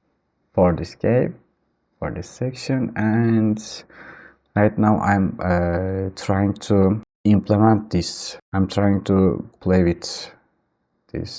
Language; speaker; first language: English; non-native, fluent; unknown